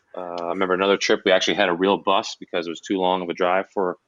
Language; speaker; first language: English; native; English